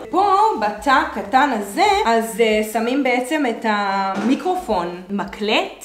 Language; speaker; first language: Hebrew; native; Hebrew